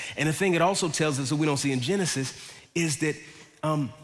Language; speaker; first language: English; native; English